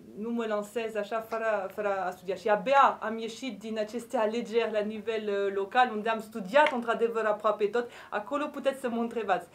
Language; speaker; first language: Romanian; non-native, fluent; French